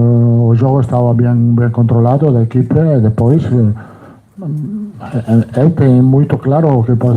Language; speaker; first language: Portuguese; non-native, fluent; Italian